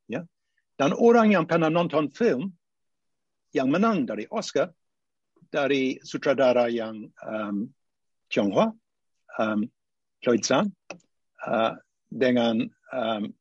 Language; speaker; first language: Indonesian; non-native, fluent; English